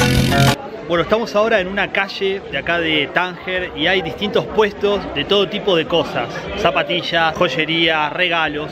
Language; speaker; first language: Spanish; native; Spanish